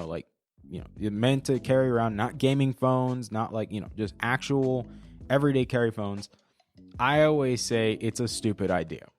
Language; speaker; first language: English; native; English